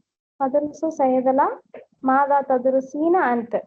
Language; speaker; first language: Arabic; non-native, learner; Tamil